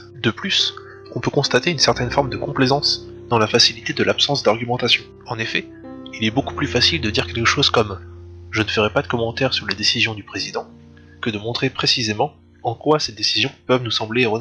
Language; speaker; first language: French; native; French